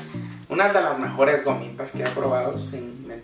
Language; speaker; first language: Spanish; native; Spanish